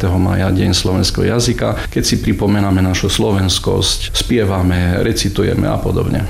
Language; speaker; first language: Slovak; early bilingual, heritage; Slovak